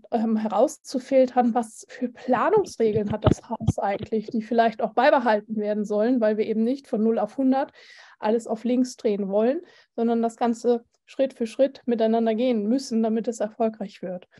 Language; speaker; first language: German; native; German